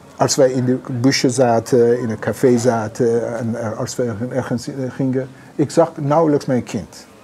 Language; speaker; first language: Dutch; non-native, fluent; Persian